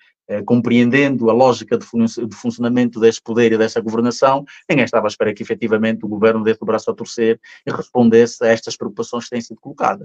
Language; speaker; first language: Portuguese; native; Portuguese